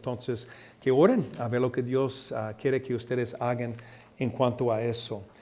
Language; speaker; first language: Spanish; non-native, fluent; English